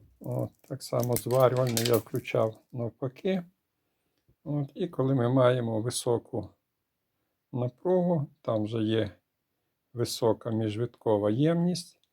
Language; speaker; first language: Ukrainian; native; Ukrainian